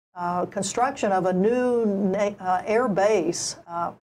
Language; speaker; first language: English; native; English